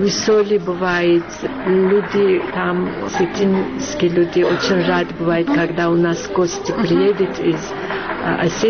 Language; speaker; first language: Russian; non-native, learner; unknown